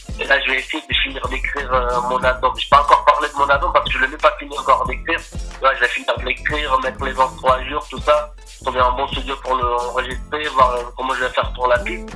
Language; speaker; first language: French; non-native, fluent; Portuguese